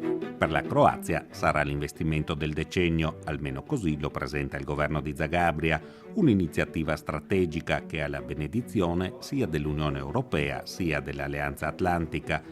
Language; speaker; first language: Italian; native; Italian